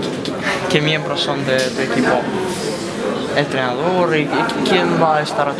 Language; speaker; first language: Spanish; non-native, fluent; Russian